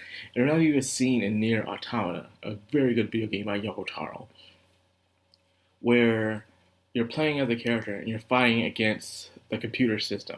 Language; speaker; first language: English; native; English